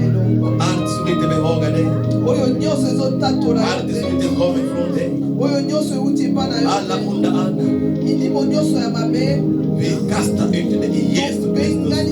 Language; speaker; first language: Swedish; non-native, fluent; Lingala